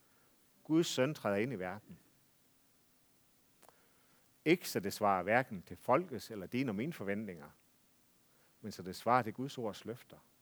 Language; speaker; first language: Danish; native; Danish